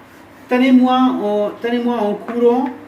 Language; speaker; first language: French; non-native, fluent; Hindi